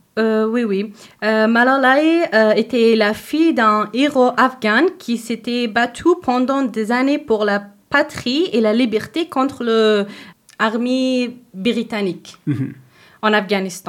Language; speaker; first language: French; non-native, learner; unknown